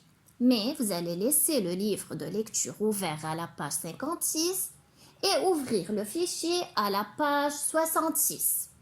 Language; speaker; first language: French; non-native, local second language; Arabic